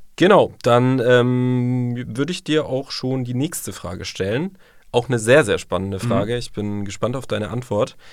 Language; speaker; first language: German; native; German